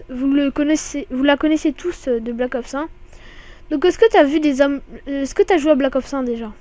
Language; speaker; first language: French; native; French